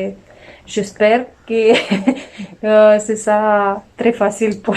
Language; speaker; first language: French; non-native, learner; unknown